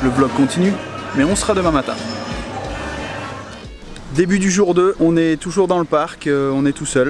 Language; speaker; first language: French; native; French